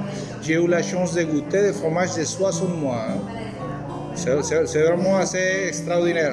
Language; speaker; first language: French; non-native, fluent; Spanish